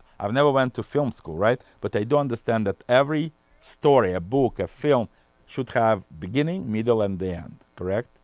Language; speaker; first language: English; non-native, fluent; Russian